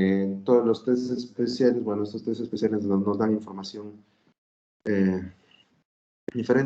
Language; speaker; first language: Spanish; native; Spanish